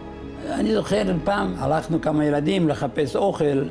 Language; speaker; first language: Hebrew; non-native, fluent; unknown